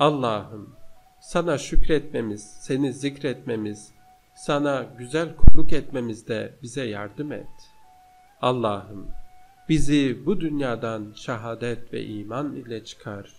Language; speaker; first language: Turkish; native; Turkish